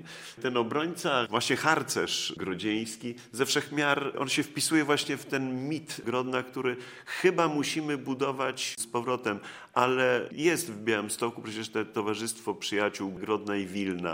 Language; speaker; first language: Polish; native; Polish